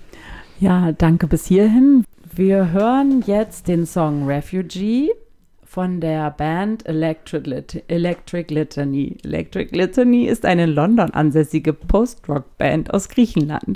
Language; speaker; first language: German; native; German